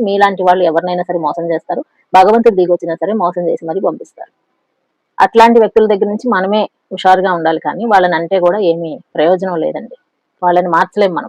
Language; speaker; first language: Telugu; native; Telugu